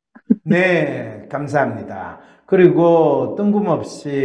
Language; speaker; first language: Korean; native; Korean